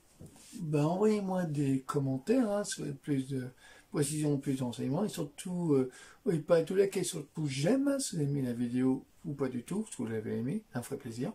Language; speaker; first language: French; native; French